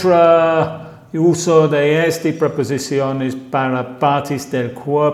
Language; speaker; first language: Spanish; non-native, fluent; English